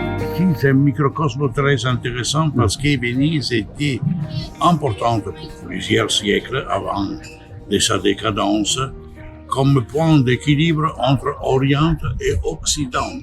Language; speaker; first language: French; non-native, fluent; Italian